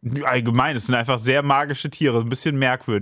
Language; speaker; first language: German; native; German